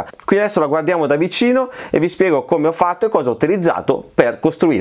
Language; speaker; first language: Italian; native; Italian